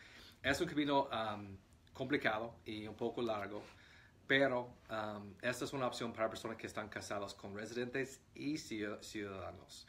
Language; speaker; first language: Spanish; non-native, fluent; English